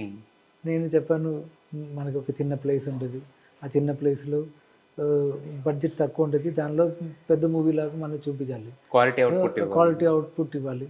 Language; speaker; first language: Telugu; non-native, learner; Malayalam